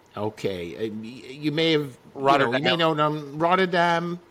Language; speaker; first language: English; non-native, fluent; Dutch